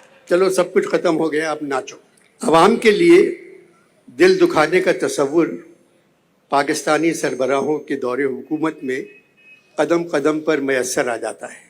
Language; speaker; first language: Urdu; native; Urdu